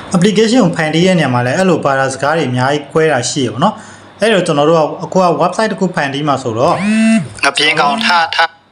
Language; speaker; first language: Burmese; native; Burmese